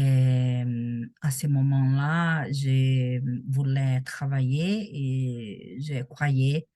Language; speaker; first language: French; non-native, learner; Portuguese